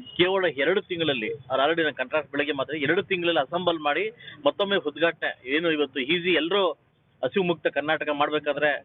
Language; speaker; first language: Kannada; native; Kannada